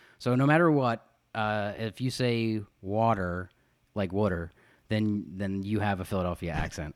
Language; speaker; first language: English; native; English